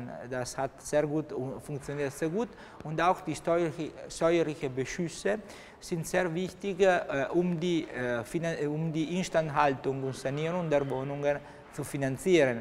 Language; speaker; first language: German; non-native, local second language; Italian